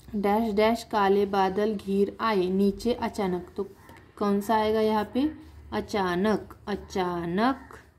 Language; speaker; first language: Hindi; non-native, local second language; Marathi